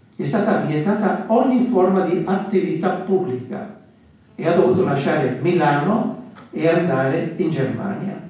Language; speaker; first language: Italian; non-native, fluent; Basque